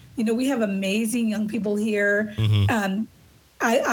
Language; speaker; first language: English; native; English